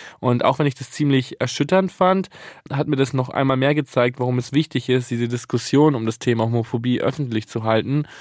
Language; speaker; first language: German; early bilingual, other home language; Italian